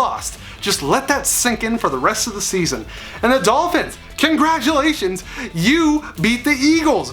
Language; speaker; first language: English; native; English